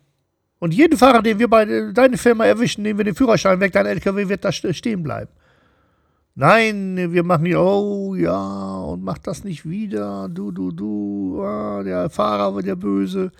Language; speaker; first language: German; native; German